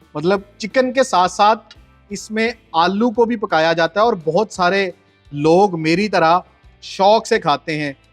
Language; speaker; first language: Urdu; native; Urdu